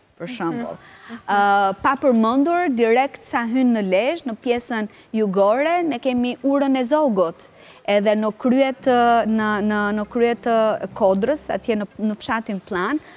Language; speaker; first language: Albanian; native; Albanian